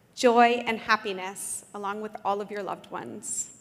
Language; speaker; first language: English; native; English